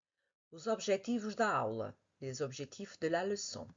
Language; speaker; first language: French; non-native, fluent; Portuguese